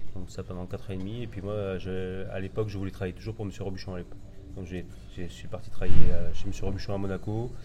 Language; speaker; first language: French; native; French